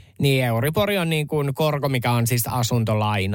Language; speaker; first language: Finnish; native; Finnish